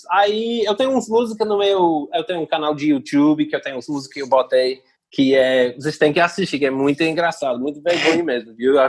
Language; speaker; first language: Portuguese; non-native, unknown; English